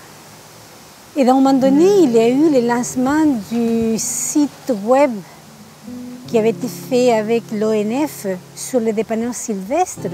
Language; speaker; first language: French; native; French